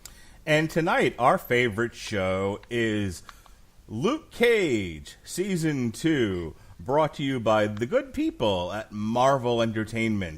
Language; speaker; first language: English; native; English